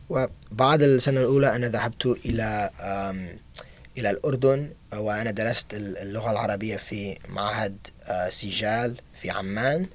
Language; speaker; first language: Arabic; non-native, learner; English